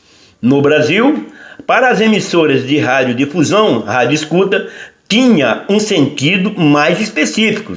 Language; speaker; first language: Portuguese; native; Portuguese